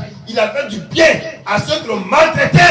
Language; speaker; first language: French; native; French